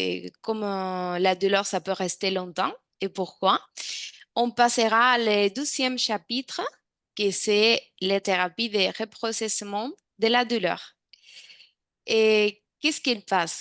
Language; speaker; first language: French; non-native, fluent; Spanish